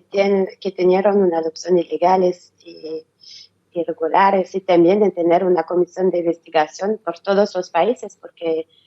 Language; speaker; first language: Spanish; non-native, learner; French